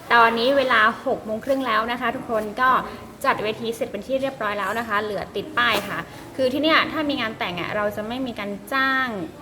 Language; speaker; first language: Thai; non-native, local second language; Karen languages